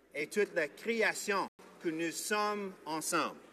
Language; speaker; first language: French; non-native, fluent; English